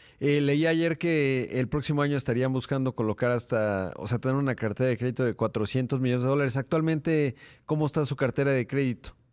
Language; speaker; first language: Spanish; native; Spanish